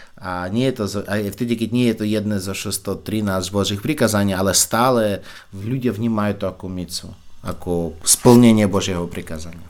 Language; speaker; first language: Slovak; non-native, fluent; Russian